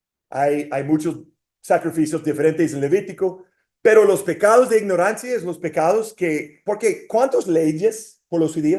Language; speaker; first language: Spanish; non-native, fluent; English